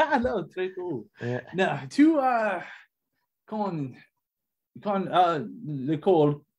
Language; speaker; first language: French; non-native, learner; English